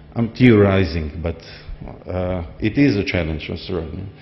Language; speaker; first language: English; non-native, fluent; Slovenian